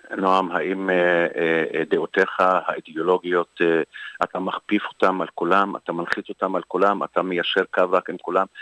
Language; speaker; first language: Hebrew; non-native, local second language; Arabic